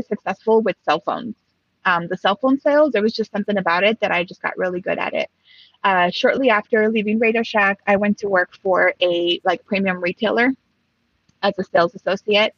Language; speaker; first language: English; early bilingual, other home language; Spanish